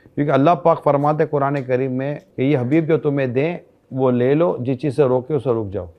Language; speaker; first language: Urdu; native; Urdu